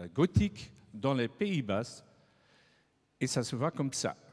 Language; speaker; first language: French; non-native, fluent; Dutch